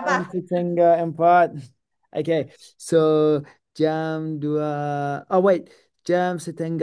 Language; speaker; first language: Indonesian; non-native, learner; English